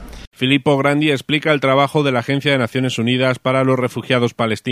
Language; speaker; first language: Spanish; native; Spanish